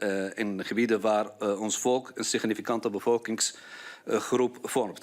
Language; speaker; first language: Dutch; non-native, fluent; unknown